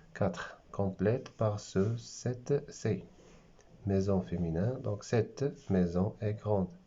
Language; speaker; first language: French; non-native, local second language; Arabic